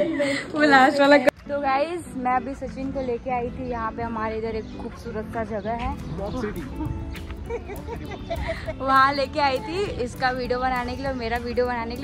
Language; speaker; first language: Hindi; native; Hindi